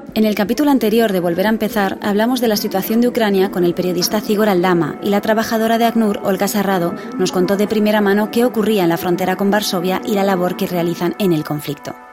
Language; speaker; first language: Spanish; native; Spanish